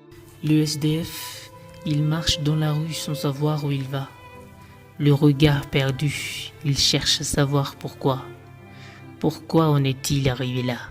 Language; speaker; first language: French; non-native, local second language; Malagasy